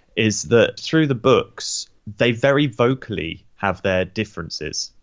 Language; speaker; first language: English; native; English